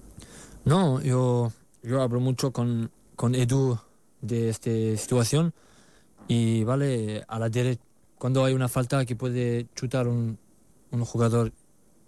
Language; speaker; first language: Spanish; non-native, learner; French